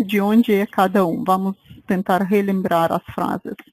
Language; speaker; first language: Portuguese; non-native, fluent; Russian